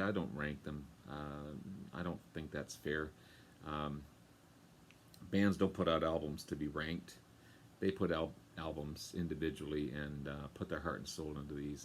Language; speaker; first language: English; native; English